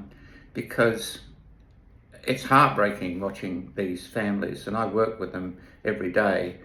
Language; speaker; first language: English; native; English